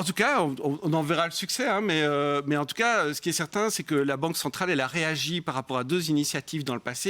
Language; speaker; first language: French; native; French